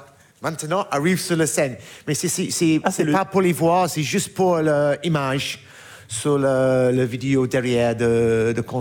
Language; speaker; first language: French; non-native, learner; English